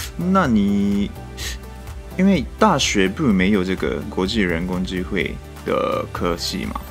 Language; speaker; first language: Chinese; non-native, fluent; Japanese